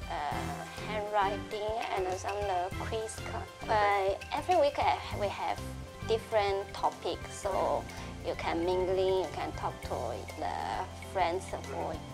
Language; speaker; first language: English; non-native, learner; Chinese